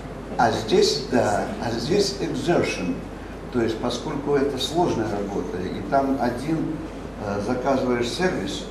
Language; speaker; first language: Russian; native; Russian